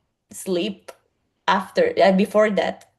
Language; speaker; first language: English; non-native, learner; Spanish